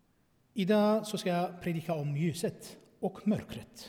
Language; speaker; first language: Swedish; non-native, fluent; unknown